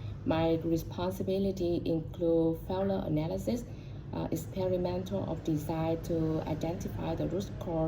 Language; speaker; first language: English; non-native, learner; Vietnamese